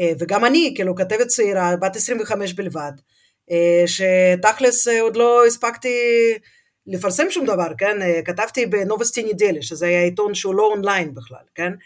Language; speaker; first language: Hebrew; non-native, fluent; Russian